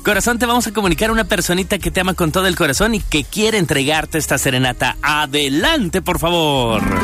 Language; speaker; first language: Spanish; native; Spanish